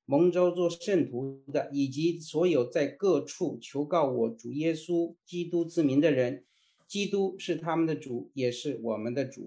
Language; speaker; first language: Chinese; native; Chinese